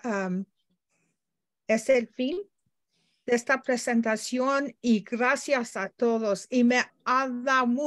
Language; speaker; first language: Spanish; non-native, learner; English